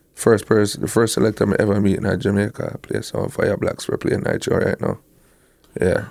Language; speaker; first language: English; native; English